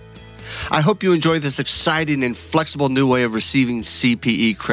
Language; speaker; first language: English; native; English